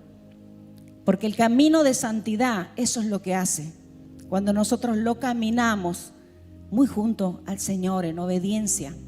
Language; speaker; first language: Spanish; native; Spanish